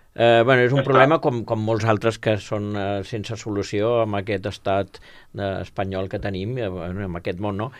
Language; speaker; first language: Catalan; native; Catalan